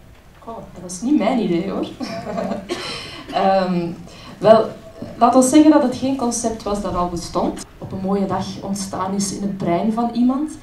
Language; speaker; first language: Dutch; native; Dutch